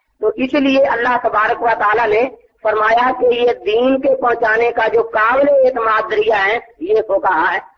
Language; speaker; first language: Urdu; non-native, local second language; Punjabi